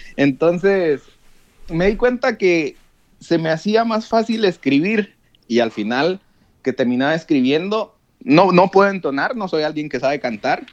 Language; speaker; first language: Spanish; native; Spanish